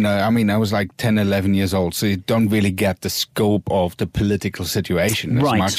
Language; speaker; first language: English; non-native, fluent; German